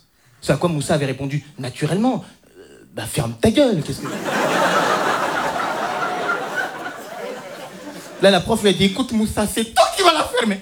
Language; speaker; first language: French; native; French